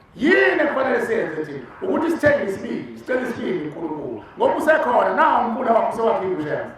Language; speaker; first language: Zulu; native; Zulu